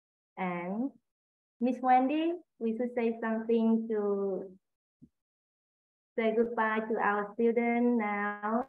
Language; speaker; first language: English; non-native, learner; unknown